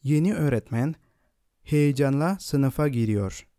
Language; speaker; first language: Turkish; non-native, fluent; Indonesian